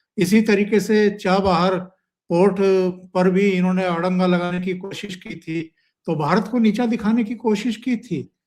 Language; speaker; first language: Hindi; native; Hindi